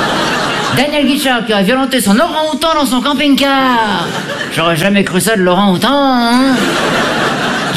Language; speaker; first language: French; native; French